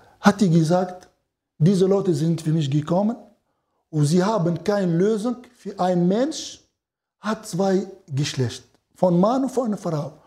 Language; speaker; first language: German; non-native, learner; Arabic